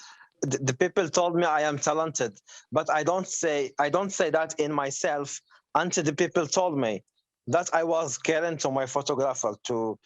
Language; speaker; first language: English; non-native, learner; Arabic